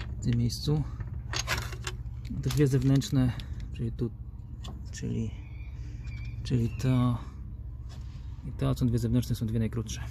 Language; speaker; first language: Polish; native; Polish